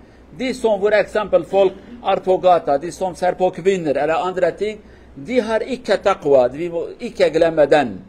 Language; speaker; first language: Swedish; non-native, learner; Kurdish